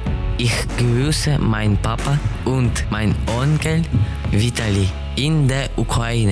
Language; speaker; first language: German; non-native, learner; Ukrainian